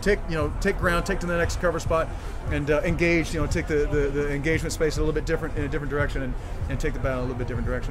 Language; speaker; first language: English; native; English